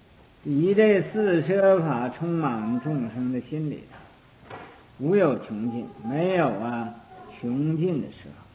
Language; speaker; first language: Chinese; native; Chinese